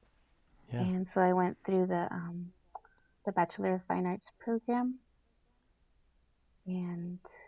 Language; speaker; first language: English; early bilingual, other home language; Spanish